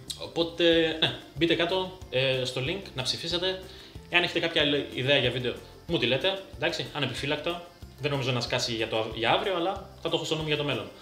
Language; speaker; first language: Greek; early bilingual, other home language; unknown